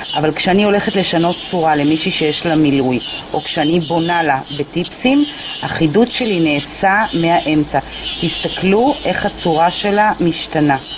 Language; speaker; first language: Hebrew; native; Hebrew